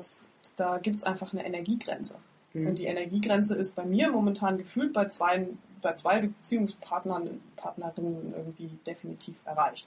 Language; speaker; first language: German; native; German